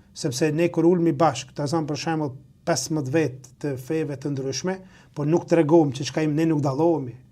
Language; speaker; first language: Albanian; native; Albanian